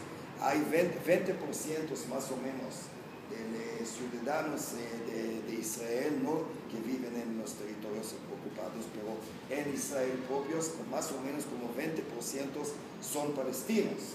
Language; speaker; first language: Spanish; non-native, fluent; Hebrew